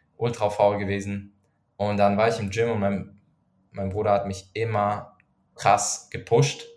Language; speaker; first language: German; non-native, fluent; Persian